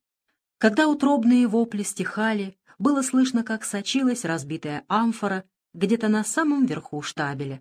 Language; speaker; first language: Russian; native; Russian